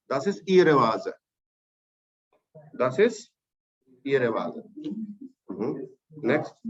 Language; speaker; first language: German; non-native, fluent; Hindi